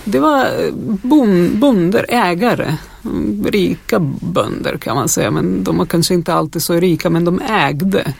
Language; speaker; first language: Swedish; non-native, fluent; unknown